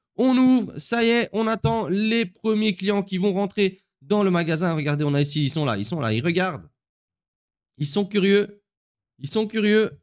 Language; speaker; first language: French; native; French